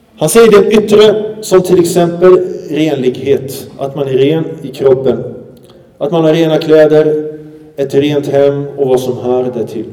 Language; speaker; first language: Swedish; early bilingual, other home language; Arabic